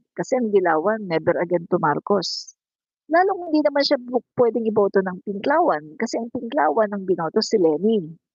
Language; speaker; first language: Filipino; non-native, local second language; Cebuano